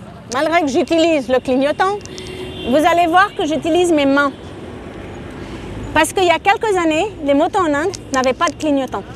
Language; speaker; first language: French; non-native, fluent; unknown